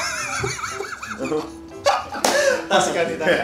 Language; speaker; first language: Japanese; non-native, learner; Indonesian